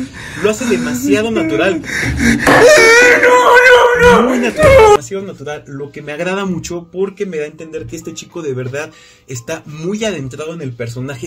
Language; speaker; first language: Spanish; native; Spanish